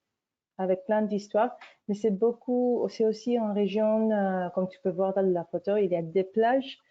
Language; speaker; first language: French; non-native, fluent; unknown